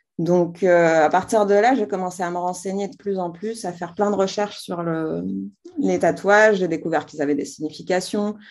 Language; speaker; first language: French; non-native, local second language; Arabic